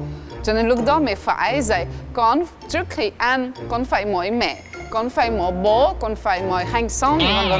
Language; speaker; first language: Vietnamese; non-native, fluent; French